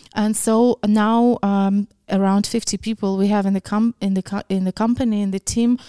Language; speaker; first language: English; non-native, fluent; Ukrainian